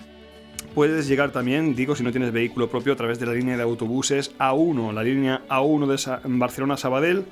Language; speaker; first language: Spanish; native; Spanish